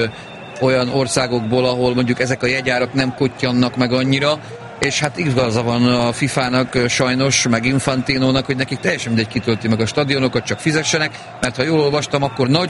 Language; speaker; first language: Hungarian; native; Hungarian